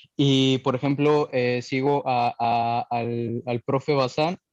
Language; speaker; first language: Spanish; native; Spanish